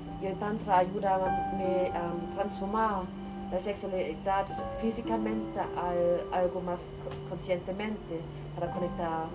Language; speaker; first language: Spanish; non-native, learner; German